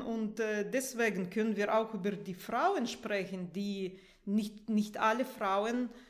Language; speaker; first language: German; non-native, fluent; Russian